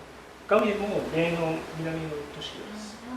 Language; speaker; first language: Japanese; non-native, learner; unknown